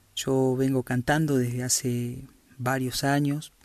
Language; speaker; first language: Spanish; native; Spanish